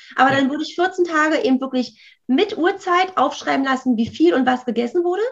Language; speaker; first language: German; native; German